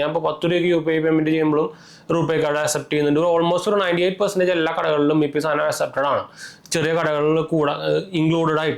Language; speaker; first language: Malayalam; native; Malayalam